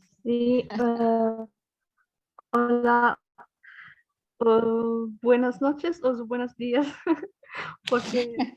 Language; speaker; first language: Spanish; non-native, learner; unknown